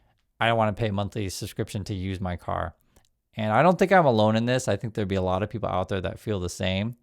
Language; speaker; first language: English; native; English